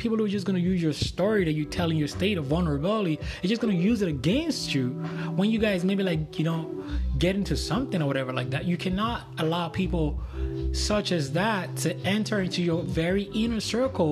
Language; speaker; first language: English; non-native, local second language; Yoruba